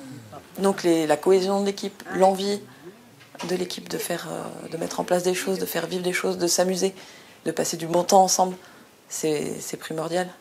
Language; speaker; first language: French; native; French